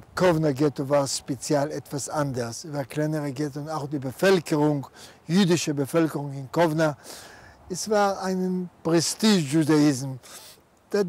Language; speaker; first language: German; non-native, fluent; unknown